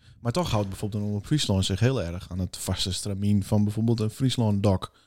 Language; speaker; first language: Dutch; native; Dutch